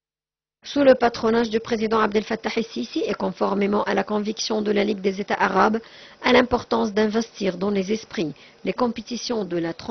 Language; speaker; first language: French; non-native, fluent; Arabic